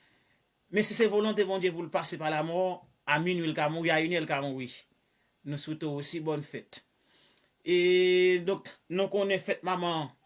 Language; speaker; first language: French; non-native, learner; Haitian Creole